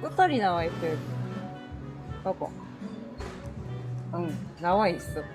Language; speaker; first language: Korean; non-native, fluent; Japanese